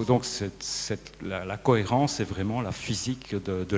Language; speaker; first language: French; native; French